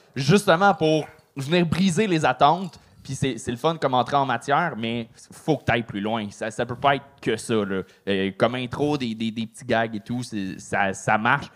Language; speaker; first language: French; native; French